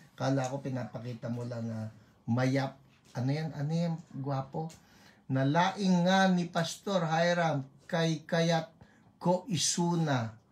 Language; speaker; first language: Filipino; native; Filipino